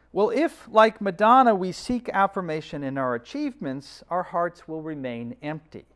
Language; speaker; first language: English; native; English